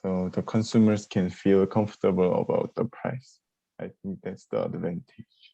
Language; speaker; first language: English; non-native, learner; Korean